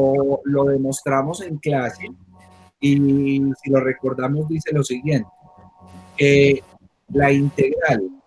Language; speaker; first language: Spanish; native; Spanish